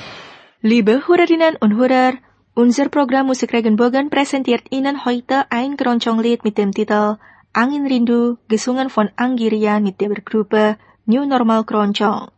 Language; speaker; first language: German; non-native, fluent; Indonesian